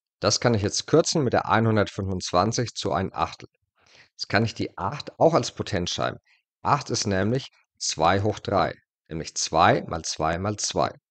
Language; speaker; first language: German; native; German